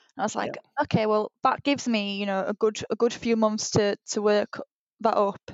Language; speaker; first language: English; native; English